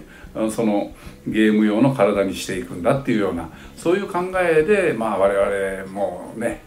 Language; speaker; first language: Japanese; native; Japanese